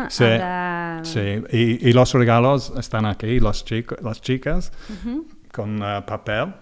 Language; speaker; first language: Spanish; non-native, learner; English